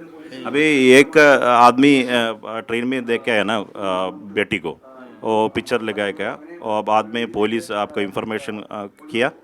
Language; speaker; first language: Hindi; non-native, local second language; Malayalam